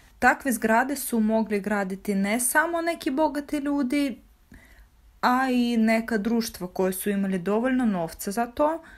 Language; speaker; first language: Bosnian; non-native, fluent; Russian